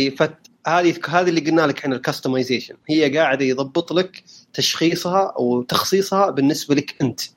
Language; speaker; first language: Arabic; native; Arabic